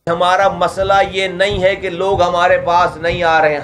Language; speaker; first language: Urdu; native; Urdu